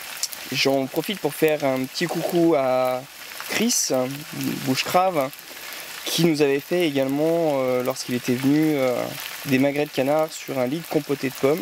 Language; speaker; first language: French; native; French